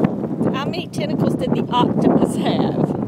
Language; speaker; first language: English; native; English